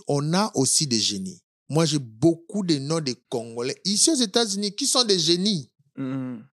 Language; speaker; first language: French; non-native, local second language; Lingala